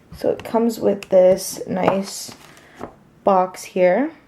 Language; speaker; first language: English; native; English